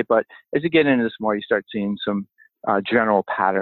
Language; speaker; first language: English; native; English